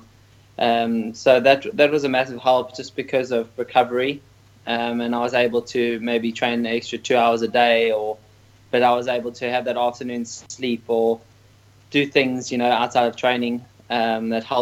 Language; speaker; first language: English; native; English